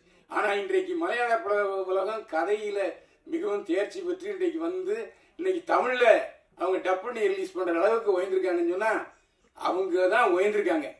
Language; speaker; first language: Tamil; native; Tamil